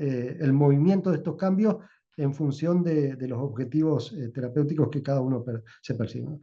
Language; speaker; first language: Spanish; native; Spanish